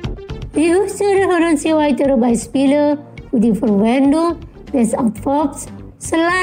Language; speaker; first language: German; non-native, fluent; Indonesian